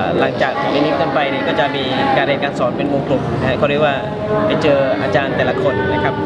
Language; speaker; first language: Thai; native; Thai